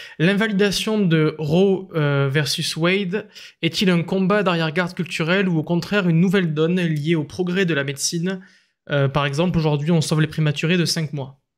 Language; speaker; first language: French; native; French